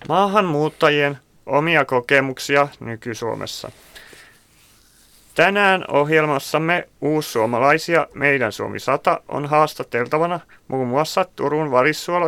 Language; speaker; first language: Finnish; native; Finnish